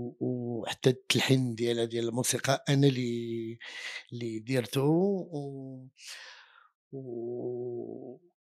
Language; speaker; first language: Arabic; native; Arabic